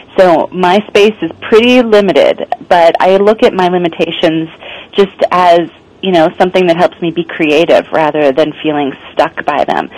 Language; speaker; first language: English; native; English